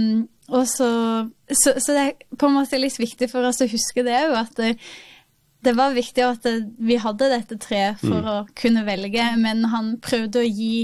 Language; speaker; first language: Norwegian; native; Norwegian